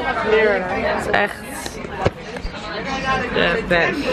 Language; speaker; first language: Dutch; native; Dutch